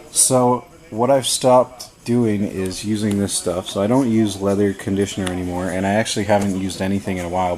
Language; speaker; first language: English; native; English